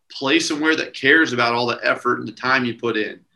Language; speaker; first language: English; native; English